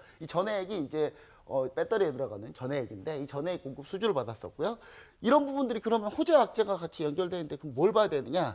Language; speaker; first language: Korean; native; Korean